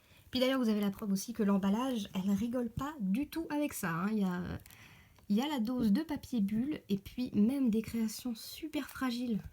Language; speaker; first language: French; native; French